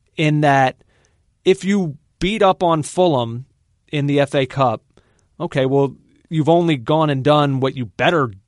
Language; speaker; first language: English; native; English